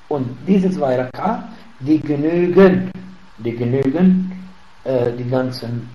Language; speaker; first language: German; non-native, fluent; Arabic